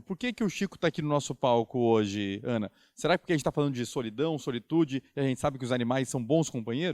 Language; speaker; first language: Portuguese; native; Portuguese